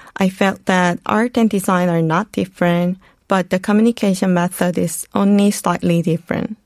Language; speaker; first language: English; non-native, fluent; Korean